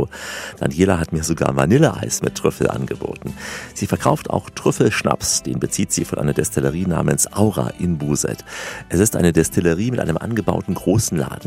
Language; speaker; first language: German; native; German